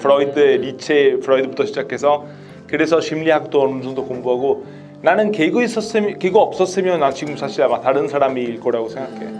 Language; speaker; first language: Korean; non-native, fluent; Italian